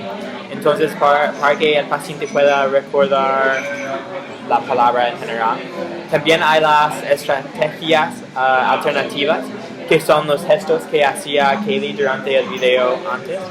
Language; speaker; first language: Spanish; non-native, fluent; English